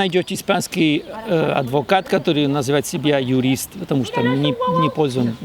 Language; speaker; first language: Russian; non-native, fluent; Spanish